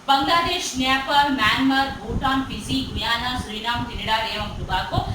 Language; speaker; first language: Hindi; non-native, local second language; Telugu